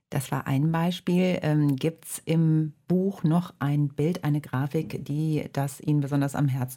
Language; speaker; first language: German; native; German